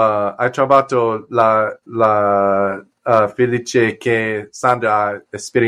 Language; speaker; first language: Italian; non-native, learner; English